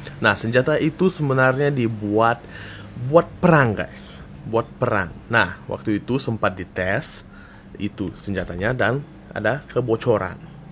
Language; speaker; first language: Indonesian; non-native, fluent; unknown